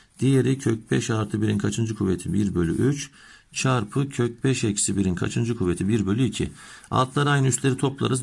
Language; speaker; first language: Turkish; native; Turkish